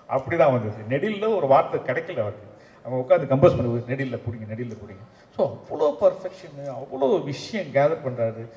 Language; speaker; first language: Tamil; native; Tamil